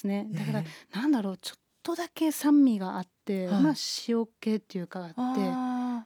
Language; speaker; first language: Japanese; non-native, fluent; German